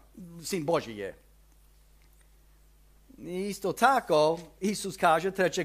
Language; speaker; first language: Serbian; early bilingual, heritage; Serbian